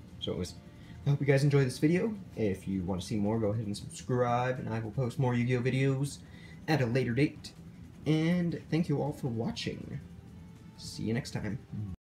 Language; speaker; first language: English; native; English